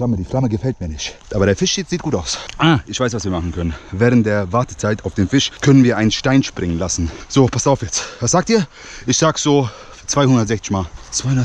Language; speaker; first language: German; early bilingual, other home language; Bosnian